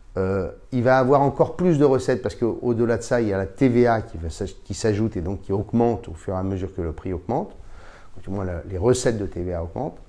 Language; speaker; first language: French; native; French